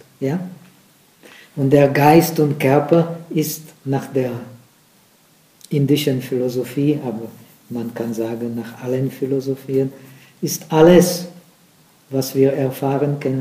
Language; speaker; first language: German; non-native, fluent; Czech